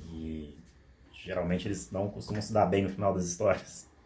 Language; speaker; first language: Portuguese; native; Portuguese